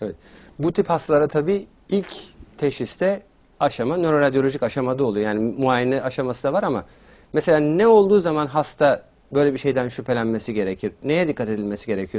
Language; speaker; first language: Turkish; native; Turkish